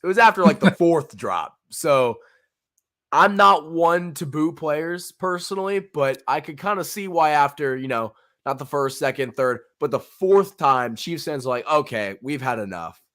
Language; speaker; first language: English; native; English